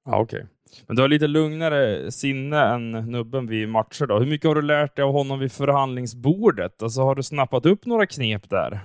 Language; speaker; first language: Swedish; native; Swedish